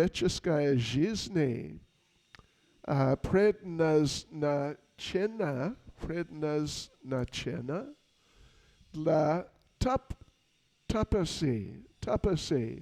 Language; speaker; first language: Russian; non-native, learner; English